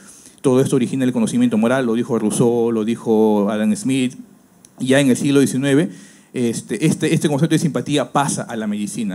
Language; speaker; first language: Spanish; native; Spanish